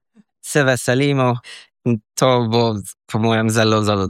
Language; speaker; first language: Slovenian; early bilingual, heritage; Slovenian